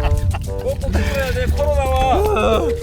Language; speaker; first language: Korean; native; Korean